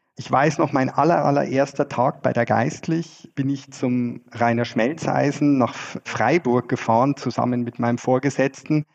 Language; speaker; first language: German; native; German